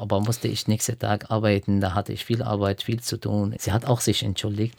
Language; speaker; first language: German; non-native, fluent; Arabic